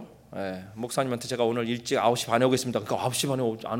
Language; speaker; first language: Korean; early bilingual, heritage; Korean